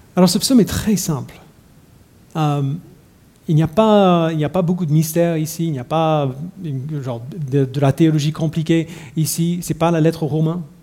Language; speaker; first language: French; non-native, fluent; English